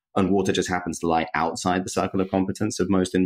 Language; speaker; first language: English; native; English